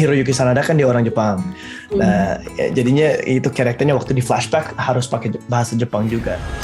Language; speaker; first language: Indonesian; early bilingual, heritage; Indonesian